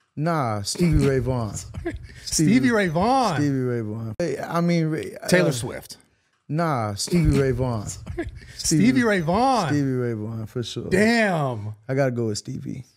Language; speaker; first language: English; native; English